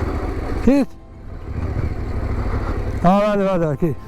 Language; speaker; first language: Spanish; non-native, learner; Persian